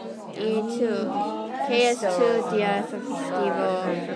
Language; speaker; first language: Spanish; non-native, learner; English